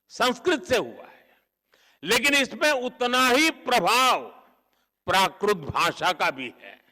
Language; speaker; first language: Hindi; non-native, local second language; Gujarati